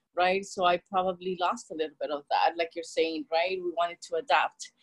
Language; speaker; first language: English; non-native, fluent; Spanish